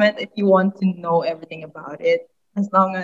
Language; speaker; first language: English; non-native, local second language; Filipino